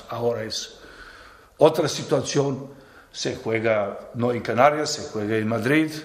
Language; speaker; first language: Spanish; non-native, fluent; Serbian